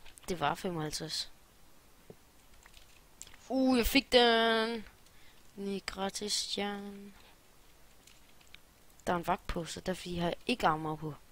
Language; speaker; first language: Danish; native; Danish